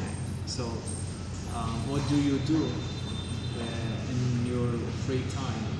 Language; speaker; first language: English; non-native, learner; Arabic